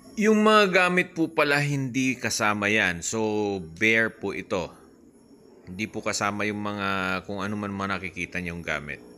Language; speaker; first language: Filipino; native; Filipino